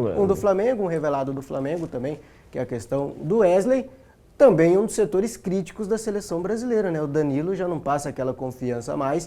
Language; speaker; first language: Portuguese; native; Portuguese